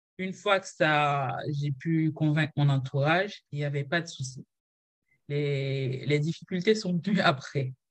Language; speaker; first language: French; non-native, local second language; Haitian Creole